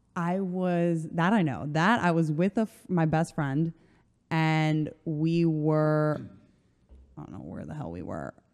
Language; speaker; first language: English; early bilingual, other home language; Slovenian